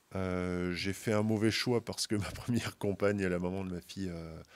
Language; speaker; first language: French; native; French